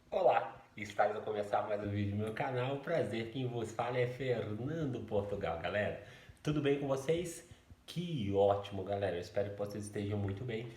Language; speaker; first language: Portuguese; native; Portuguese